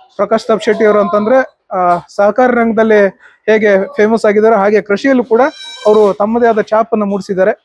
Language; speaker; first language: Kannada; native; Kannada